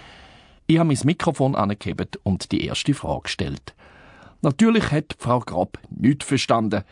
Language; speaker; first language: German; native; German